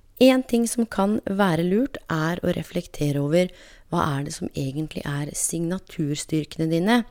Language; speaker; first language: Norwegian; native; Norwegian